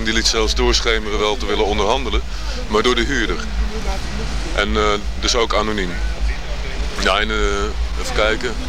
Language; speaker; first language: Dutch; native; Dutch